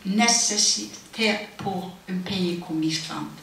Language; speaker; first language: French; non-native, fluent; Icelandic